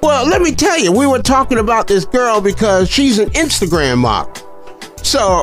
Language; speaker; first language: English; native; English